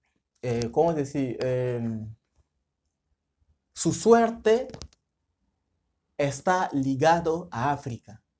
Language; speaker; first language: Spanish; non-native, fluent; French